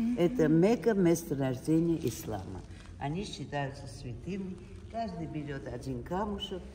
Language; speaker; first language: Russian; non-native, fluent; Armenian